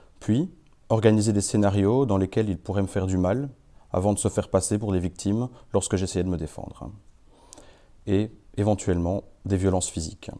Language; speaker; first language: French; native; French